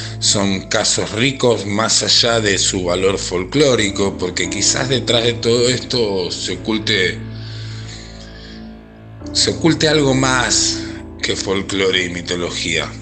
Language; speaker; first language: Spanish; native; Spanish